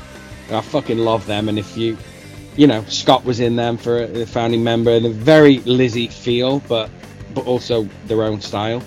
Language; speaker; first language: English; native; English